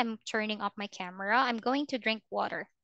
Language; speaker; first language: English; non-native, fluent; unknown